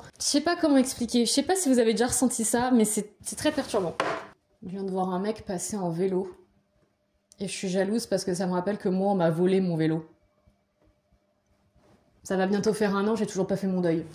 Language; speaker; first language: French; native; French